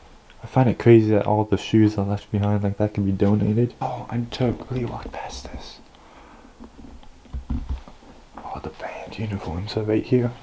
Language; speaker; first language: English; native; English